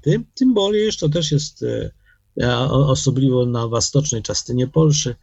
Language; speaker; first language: Polish; non-native, learner; Ukrainian